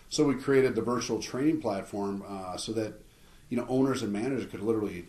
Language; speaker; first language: English; native; English